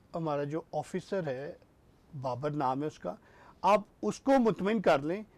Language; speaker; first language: Urdu; non-native, local second language; Punjabi